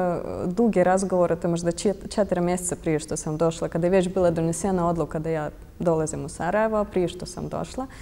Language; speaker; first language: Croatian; non-native, fluent; Russian